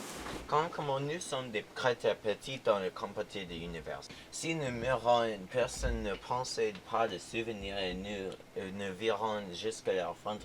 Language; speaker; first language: French; non-native, learner; English